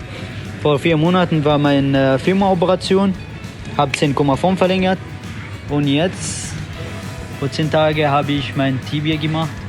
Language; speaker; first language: German; non-native, fluent; Arabic